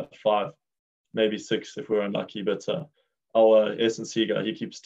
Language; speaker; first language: English; native; English